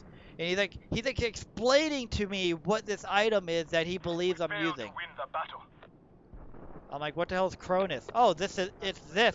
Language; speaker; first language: English; native; English